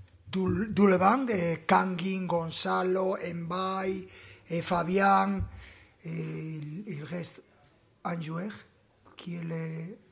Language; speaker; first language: French; non-native, fluent; Spanish